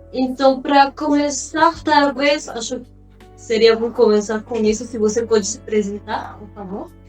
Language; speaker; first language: Portuguese; non-native, fluent; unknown